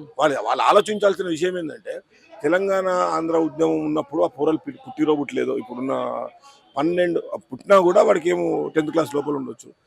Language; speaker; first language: Telugu; native; Telugu